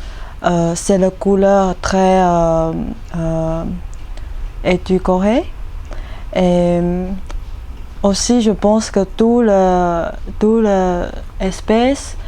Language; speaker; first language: French; non-native, learner; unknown